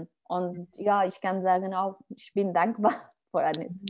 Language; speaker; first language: German; non-native, learner; Arabic